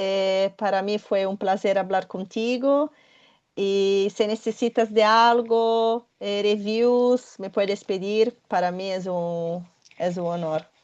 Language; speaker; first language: Spanish; non-native, fluent; Portuguese